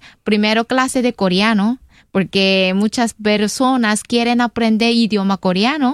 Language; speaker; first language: Spanish; non-native, learner; Korean